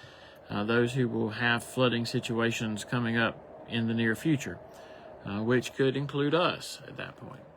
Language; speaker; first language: English; native; English